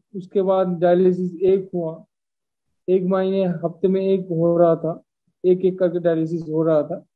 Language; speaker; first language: Hindi; non-native, local second language; Bangla